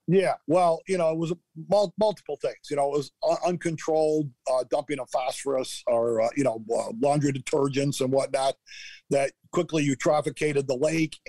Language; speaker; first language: English; native; English